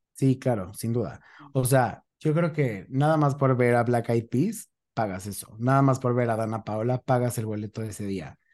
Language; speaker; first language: Spanish; native; Spanish